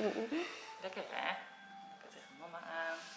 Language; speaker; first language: Dutch; native; Dutch